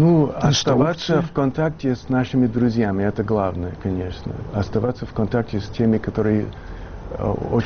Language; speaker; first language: Russian; non-native, fluent; English